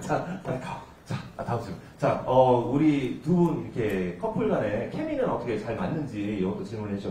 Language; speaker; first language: Korean; native; Korean